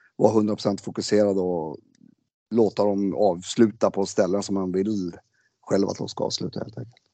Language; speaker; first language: Swedish; native; Swedish